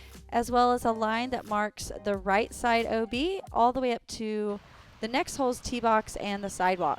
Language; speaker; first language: English; native; English